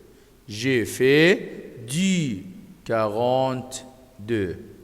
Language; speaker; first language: French; non-native, fluent; Arabic